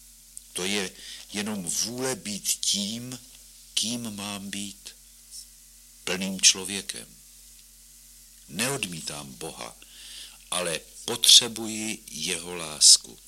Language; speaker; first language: Czech; native; Czech